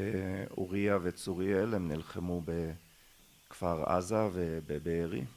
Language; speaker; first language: Hebrew; non-native, local second language; German